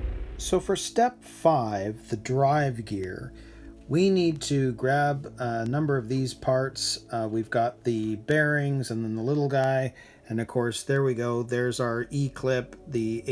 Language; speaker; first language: English; native; English